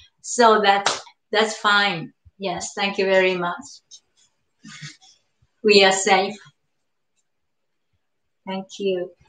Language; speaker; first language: English; non-native, learner; Japanese